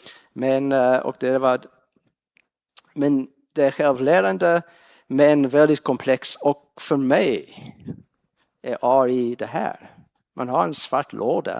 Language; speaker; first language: Swedish; non-native, fluent; English